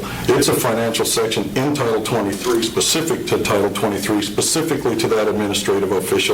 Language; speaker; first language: English; native; English